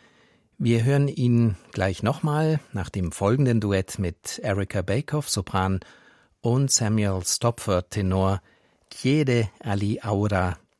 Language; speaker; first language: German; native; German